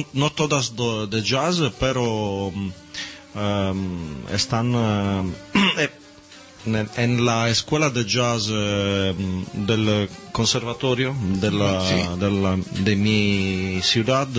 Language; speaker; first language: Spanish; non-native, learner; Italian